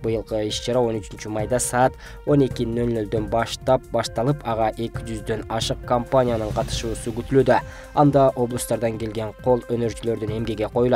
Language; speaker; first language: Kyrgyz; native; Kyrgyz